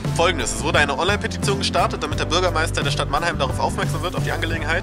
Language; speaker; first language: German; native; German